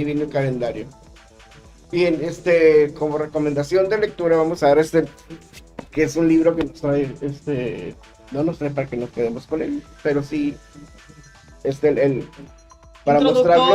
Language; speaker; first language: Spanish; native; Spanish